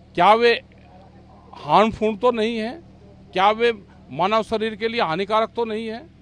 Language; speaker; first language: Hindi; native; Hindi